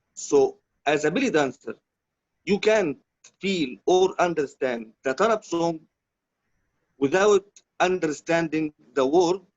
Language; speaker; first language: English; non-native, learner; Arabic